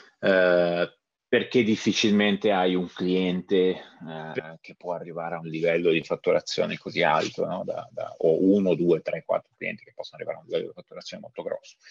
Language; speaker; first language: Italian; native; Italian